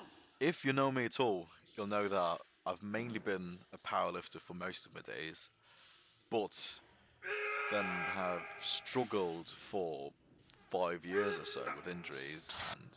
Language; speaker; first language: English; non-native, fluent; German